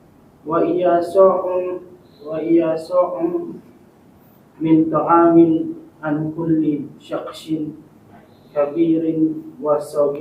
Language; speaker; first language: Arabic; non-native, learner; Filipino